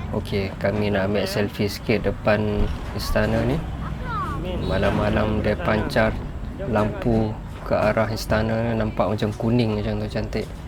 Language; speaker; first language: Malay; non-native, fluent; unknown